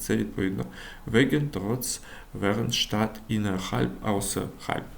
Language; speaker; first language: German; non-native, learner; Ukrainian